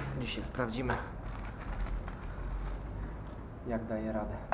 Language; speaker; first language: Polish; native; Polish